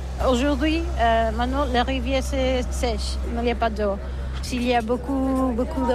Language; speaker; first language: French; non-native, learner; Catalan